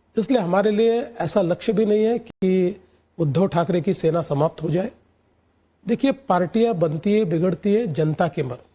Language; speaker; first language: Hindi; non-native, local second language; Marathi